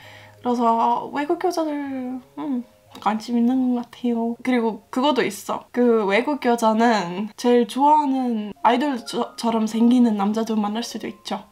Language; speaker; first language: Korean; non-native, fluent; Estonian